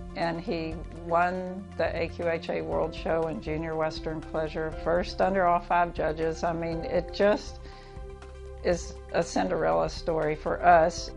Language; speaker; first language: English; native; English